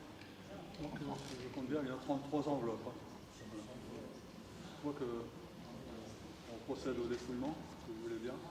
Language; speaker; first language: French; native; French